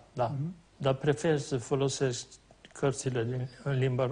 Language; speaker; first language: Romanian; non-native, fluent; Swedish